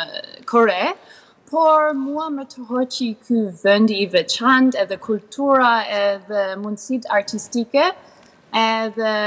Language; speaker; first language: Albanian; early bilingual, heritage; Albanian